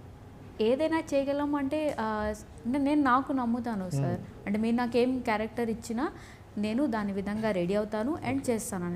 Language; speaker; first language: Telugu; non-native, learner; Odia